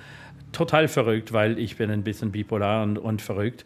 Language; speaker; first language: German; non-native, learner; English